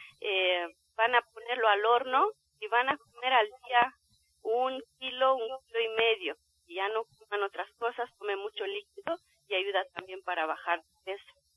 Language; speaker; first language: Spanish; non-native, fluent; Romanian